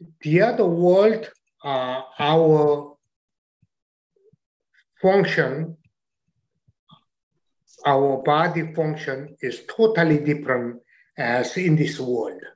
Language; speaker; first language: English; non-native, learner; Chinese